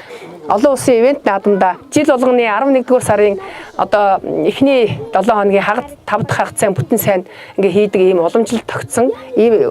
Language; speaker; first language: Mongolian; native; Mongolian